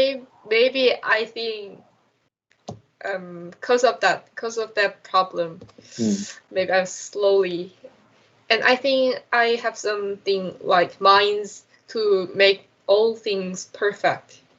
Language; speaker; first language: English; non-native, learner; Korean